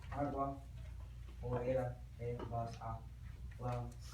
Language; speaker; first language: Spanish; non-native, learner; English